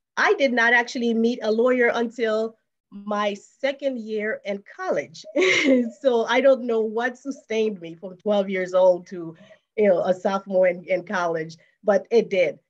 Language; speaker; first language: English; non-native, fluent; Haitian Creole